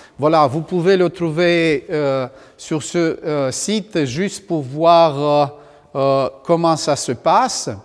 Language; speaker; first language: French; non-native, fluent; Romanian